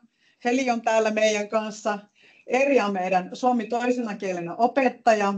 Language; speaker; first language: Finnish; native; Finnish